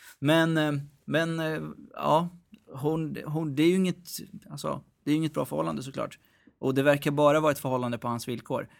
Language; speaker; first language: Swedish; early bilingual, other home language; Arabic